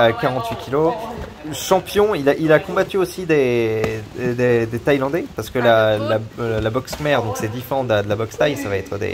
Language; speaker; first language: French; native; French